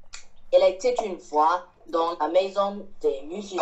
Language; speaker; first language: French; non-native, learner; Chinese